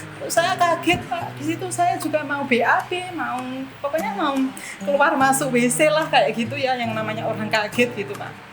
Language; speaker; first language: Indonesian; non-native, local second language; Javanese